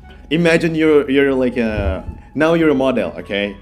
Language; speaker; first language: English; non-native, fluent; Indonesian